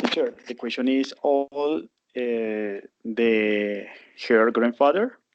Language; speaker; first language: English; non-native, learner; Spanish